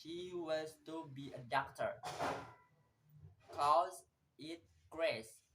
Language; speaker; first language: English; non-native, learner; Indonesian